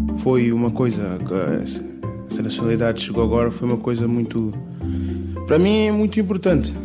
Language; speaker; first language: Portuguese; native; Portuguese